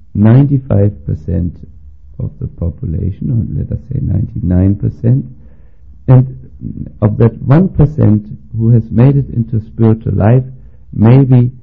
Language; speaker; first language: English; non-native, fluent; German